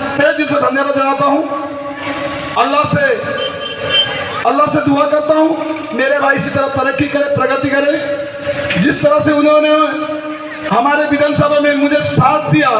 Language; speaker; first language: Hindi; non-native, local second language; Bangla